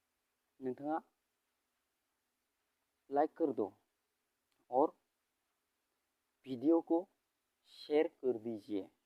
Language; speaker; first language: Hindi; non-native, local second language; Bodo